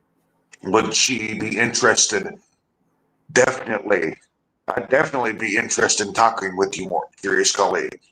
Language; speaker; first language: English; native; English